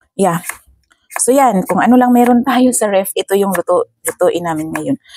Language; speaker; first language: Filipino; non-native, local second language; Cebuano